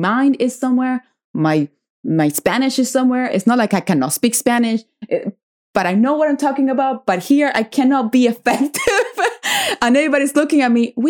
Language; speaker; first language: English; non-native, fluent; Spanish